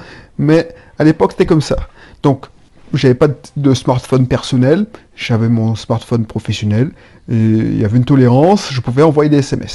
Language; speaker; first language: French; native; French